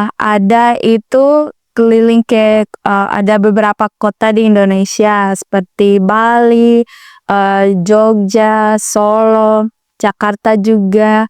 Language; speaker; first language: Indonesian; non-native, learner; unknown